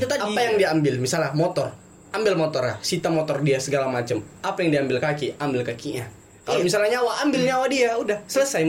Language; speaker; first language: Indonesian; native; Indonesian